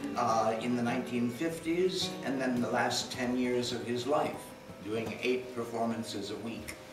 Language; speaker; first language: English; native; English